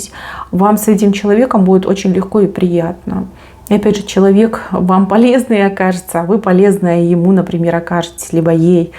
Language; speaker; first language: Russian; native; Russian